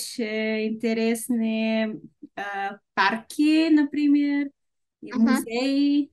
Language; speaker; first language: Russian; non-native, learner; Bulgarian